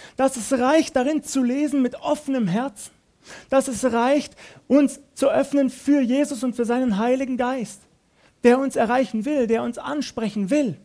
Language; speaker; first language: German; native; German